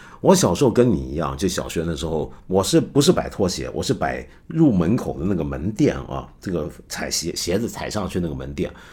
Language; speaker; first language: Chinese; non-native, local second language; Cantonese